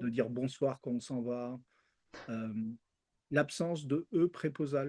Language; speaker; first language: French; early bilingual, other home language; Spanish